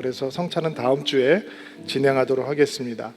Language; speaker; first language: Korean; native; Korean